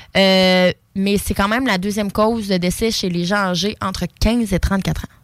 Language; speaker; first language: French; native; French